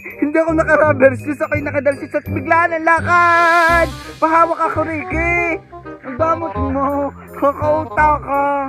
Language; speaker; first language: Filipino; native; Filipino